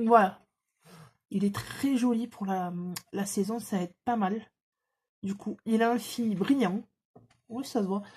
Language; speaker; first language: French; native; French